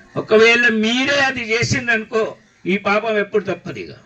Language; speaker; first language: Telugu; native; Telugu